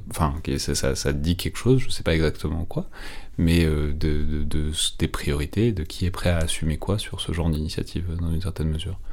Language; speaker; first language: French; native; French